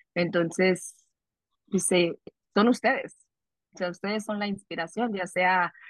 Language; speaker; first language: Spanish; early bilingual, heritage; Spanish